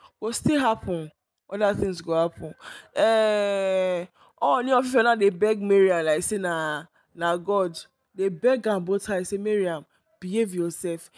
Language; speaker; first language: Nigerian Pidgin; non-native, local second language; Yoruba